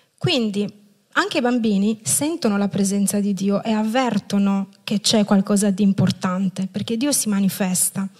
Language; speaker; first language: Italian; non-native, fluent; Romanian